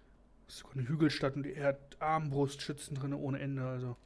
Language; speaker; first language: German; native; German